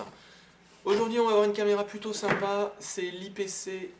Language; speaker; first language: French; native; French